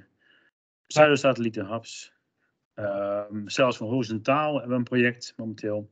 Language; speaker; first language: Dutch; native; Dutch